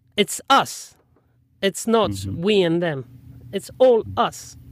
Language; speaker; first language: English; non-native, fluent; French